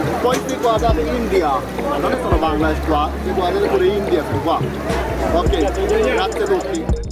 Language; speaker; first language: Italian; non-native, learner; Bangla